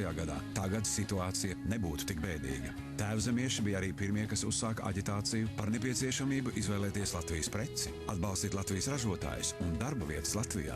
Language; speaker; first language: Latvian; native; Latvian